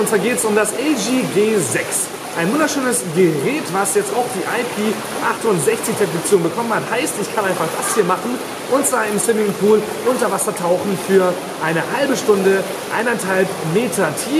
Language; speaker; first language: German; native; German